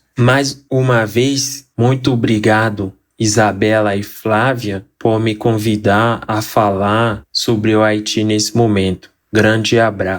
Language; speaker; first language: Portuguese; non-native, fluent; Haitian Creole